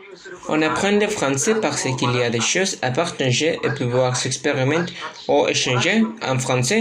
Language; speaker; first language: French; non-native, learner; Japanese